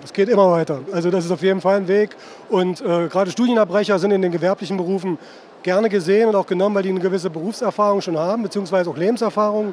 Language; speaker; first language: German; native; German